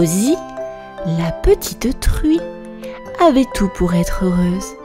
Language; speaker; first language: French; native; French